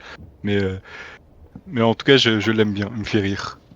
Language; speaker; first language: French; native; French